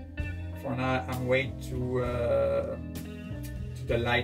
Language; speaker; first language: English; non-native, learner; French